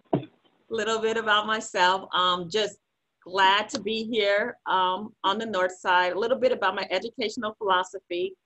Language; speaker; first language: English; native; English